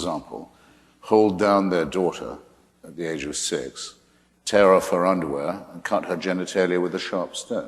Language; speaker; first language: English; native; English